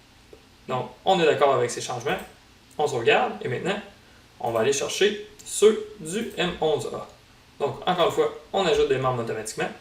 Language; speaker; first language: French; native; French